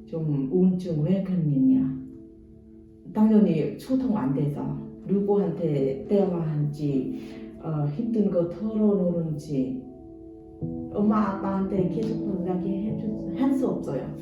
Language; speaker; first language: Korean; non-native, learner; Vietnamese